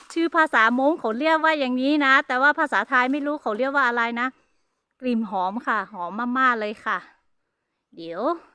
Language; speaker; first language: Thai; non-native, local second language; Hmong